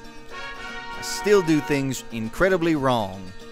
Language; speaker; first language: English; native; English